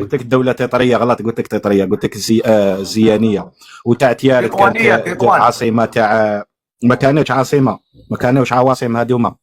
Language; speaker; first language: Arabic; native; Arabic